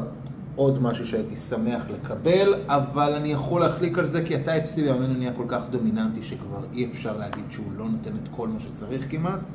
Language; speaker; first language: Hebrew; native; Hebrew